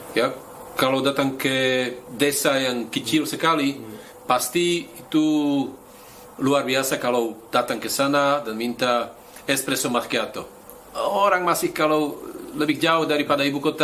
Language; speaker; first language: Indonesian; non-native, fluent; Slovak